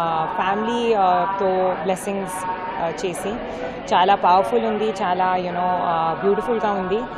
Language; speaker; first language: Telugu; non-native, learner; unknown